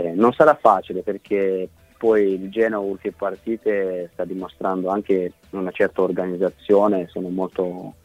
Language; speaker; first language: Italian; non-native, fluent; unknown